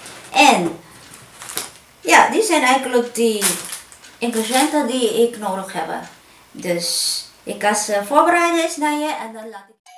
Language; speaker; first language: Dutch; non-native, fluent; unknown